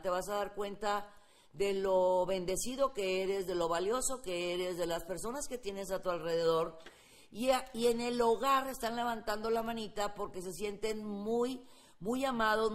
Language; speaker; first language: Spanish; native; Spanish